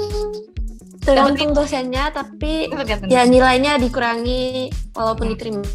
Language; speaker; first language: Indonesian; non-native, fluent; Japanese